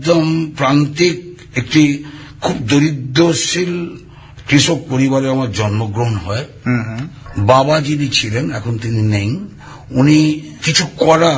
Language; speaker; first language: Bangla; native; Bangla